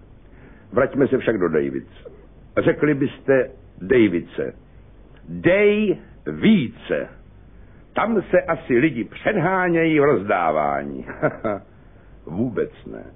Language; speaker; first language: Czech; native; Czech